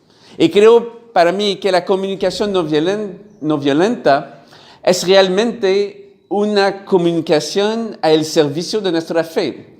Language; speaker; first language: Spanish; non-native, learner; French